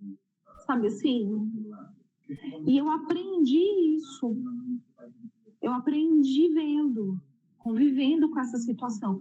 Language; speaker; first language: Portuguese; native; Portuguese